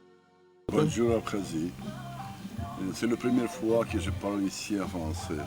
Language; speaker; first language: French; non-native, learner; Ukrainian